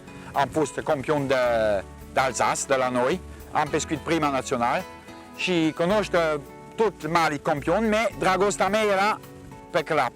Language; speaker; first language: Romanian; non-native, learner; French